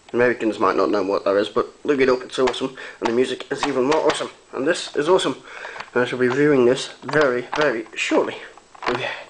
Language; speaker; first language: English; native; English